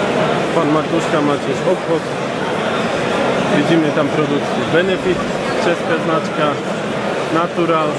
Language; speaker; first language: Polish; non-native, learner; Slovak